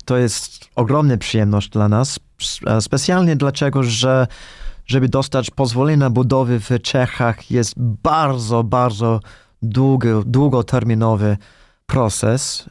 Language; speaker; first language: Polish; non-native, fluent; English